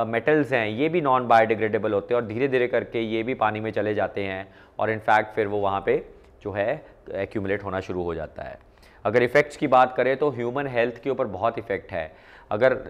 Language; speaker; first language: Hindi; non-native, local second language; Punjabi